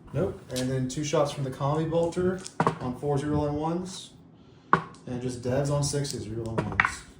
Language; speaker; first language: English; native; English